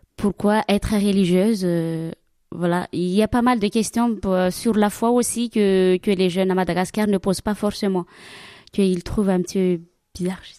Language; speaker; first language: French; non-native, local second language; Malagasy